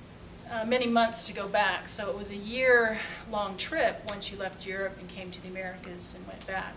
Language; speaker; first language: English; native; English